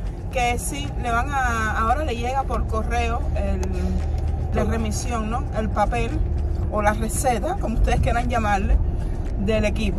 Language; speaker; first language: Spanish; native; Spanish